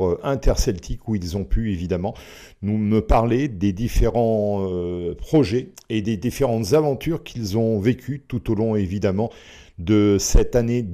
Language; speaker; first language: French; native; French